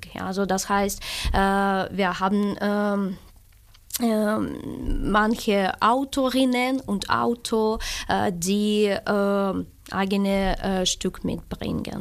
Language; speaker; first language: German; non-native, fluent; Ukrainian